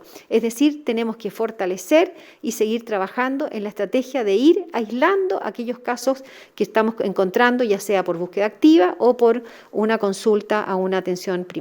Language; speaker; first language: Spanish; native; Spanish